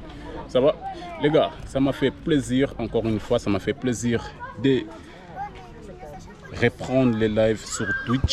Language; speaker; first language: French; native; French